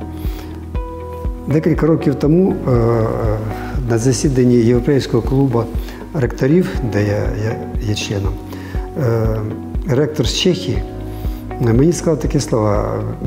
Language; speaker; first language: Ukrainian; non-native, local second language; Russian